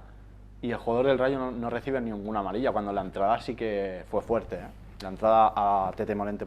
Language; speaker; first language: Spanish; native; Spanish